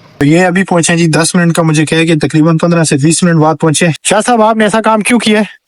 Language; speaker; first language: Urdu; non-native, local second language; Punjabi